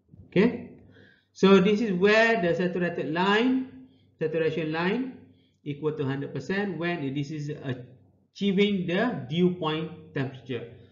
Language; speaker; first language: English; non-native, local second language; Malay